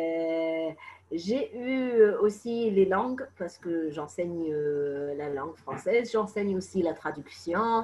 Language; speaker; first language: French; non-native, fluent; Arabic